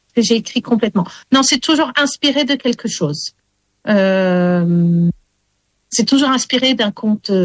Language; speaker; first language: French; early bilingual, heritage; English